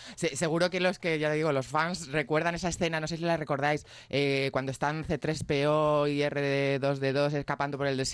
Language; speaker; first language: Spanish; native; Spanish